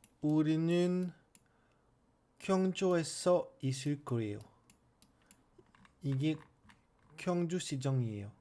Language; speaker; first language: Korean; non-native, learner; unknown